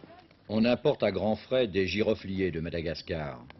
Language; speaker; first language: French; native; French